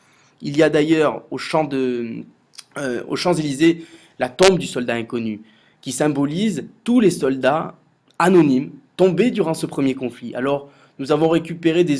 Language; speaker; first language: French; native; French